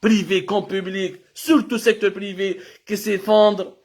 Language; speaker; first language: French; non-native, local second language; Arabic